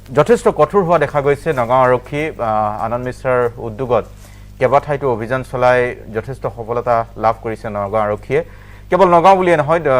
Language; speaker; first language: Assamese; native; Assamese